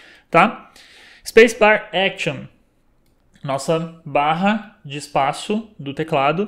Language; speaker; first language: Portuguese; native; Portuguese